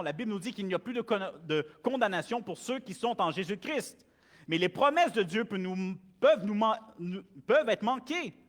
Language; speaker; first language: French; native; French